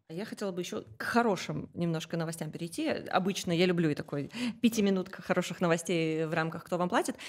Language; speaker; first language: Russian; native; Russian